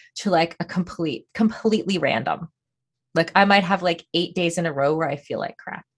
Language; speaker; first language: English; native; English